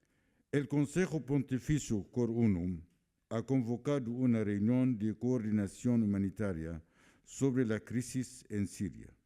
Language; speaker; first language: Spanish; non-native, fluent; Arabic